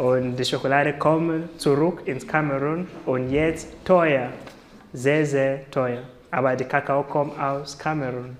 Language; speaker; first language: German; non-native, learner; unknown